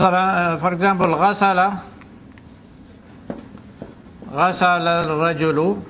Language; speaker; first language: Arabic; non-native, fluent; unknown